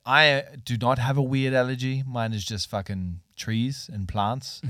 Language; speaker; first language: English; native; English